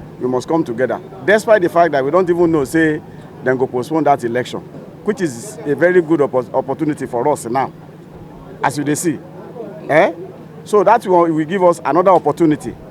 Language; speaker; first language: Nigerian Pidgin; non-native, local second language; Yoruba